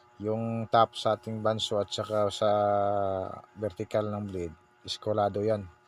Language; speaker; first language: Filipino; non-native, local second language; Cebuano